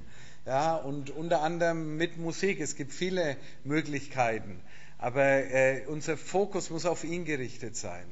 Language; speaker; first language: German; native; German